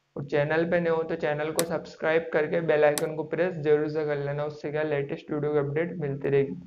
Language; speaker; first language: Hindi; native; Hindi